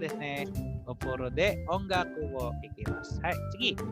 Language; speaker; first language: Japanese; non-native, fluent; Filipino